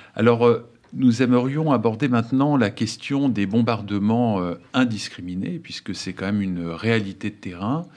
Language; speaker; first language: French; native; French